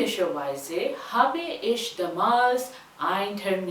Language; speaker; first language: German; non-native, fluent; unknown